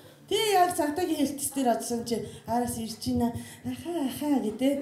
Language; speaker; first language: Mongolian; non-native, fluent; Japanese